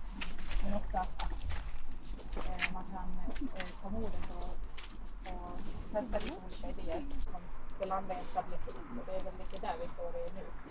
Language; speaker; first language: Swedish; native; Swedish